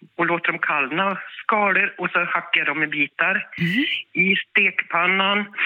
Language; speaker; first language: Swedish; native; Swedish